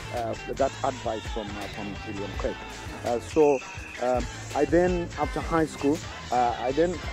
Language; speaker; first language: English; non-native, local second language; Shona